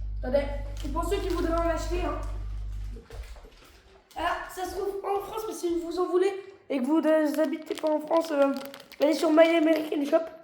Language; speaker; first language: French; native; French